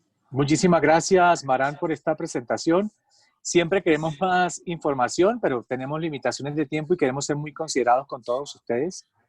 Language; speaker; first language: Spanish; native; Spanish